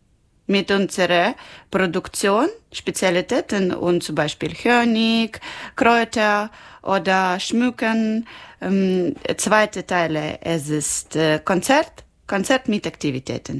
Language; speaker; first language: German; non-native, learner; Ukrainian